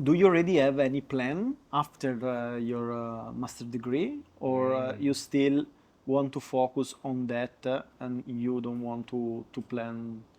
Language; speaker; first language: English; non-native, learner; Italian